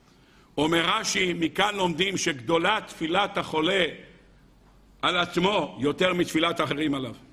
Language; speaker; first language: Hebrew; native; Hebrew